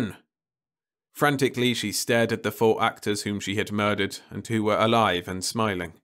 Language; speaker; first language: English; native; English